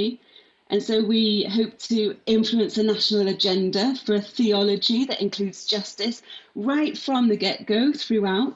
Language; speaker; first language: English; native; English